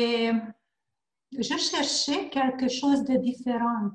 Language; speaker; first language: French; non-native, learner; Hungarian